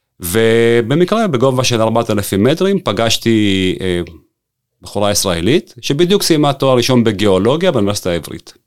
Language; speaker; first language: Hebrew; early bilingual, other home language; Russian